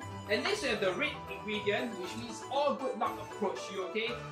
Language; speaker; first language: English; native; English